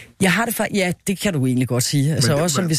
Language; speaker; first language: Danish; native; Danish